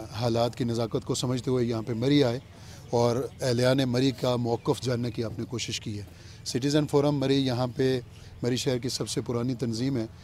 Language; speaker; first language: Urdu; native; Urdu